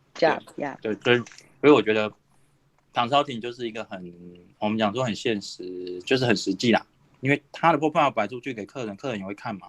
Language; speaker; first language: Chinese; native; Chinese